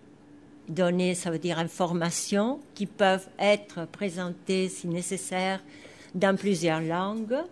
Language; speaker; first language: French; non-native, fluent; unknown